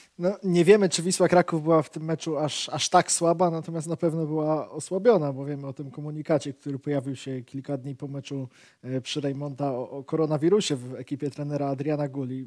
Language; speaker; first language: Polish; native; Polish